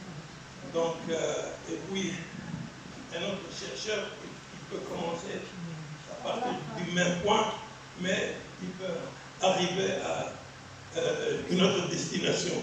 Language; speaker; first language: French; non-native, local second language; Arabic